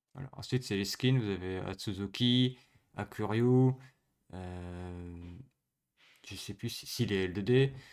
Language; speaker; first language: French; native; French